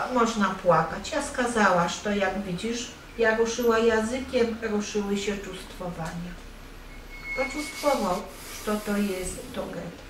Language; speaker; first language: Polish; non-native, learner; Russian